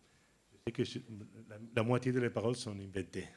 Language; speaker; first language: French; non-native, learner; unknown